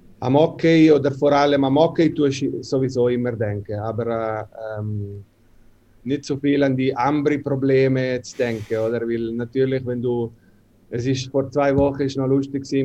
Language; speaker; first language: German; non-native, local second language; Italian